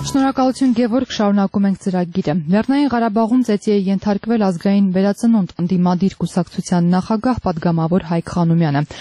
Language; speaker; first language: Armenian; native; Armenian